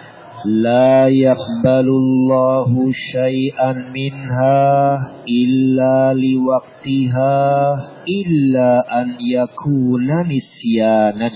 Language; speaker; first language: Arabic; non-native, fluent; Indonesian